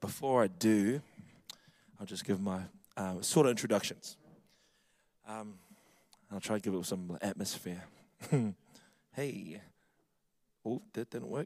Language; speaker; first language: English; native; English